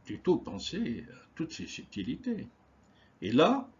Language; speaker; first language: French; non-native, local second language; Arabic